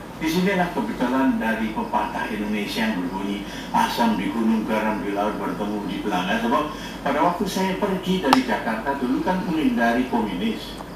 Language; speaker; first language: Indonesian; native; Indonesian